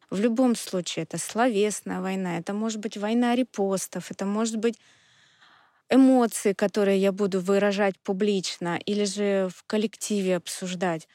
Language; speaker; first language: Russian; native; Russian